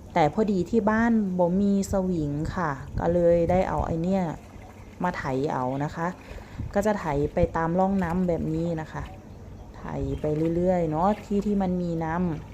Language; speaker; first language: Thai; native; Thai